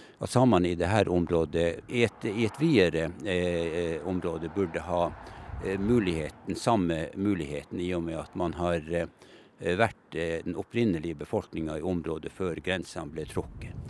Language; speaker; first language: Norwegian; native; Norwegian